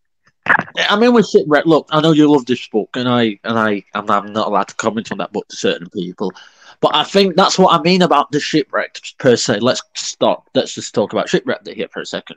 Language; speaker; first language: English; native; English